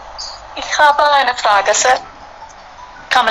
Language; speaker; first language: German; non-native, learner; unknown